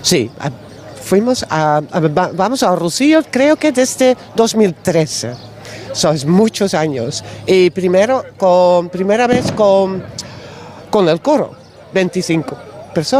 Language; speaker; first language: Spanish; non-native, learner; Dutch